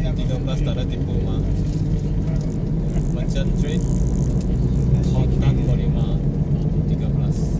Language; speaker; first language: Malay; non-native, local second language; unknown